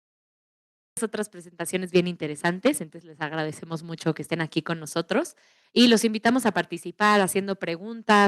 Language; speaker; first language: Spanish; native; Spanish